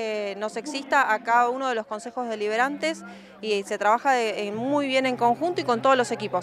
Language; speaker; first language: Spanish; native; Spanish